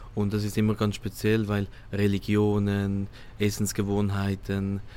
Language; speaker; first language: German; native; German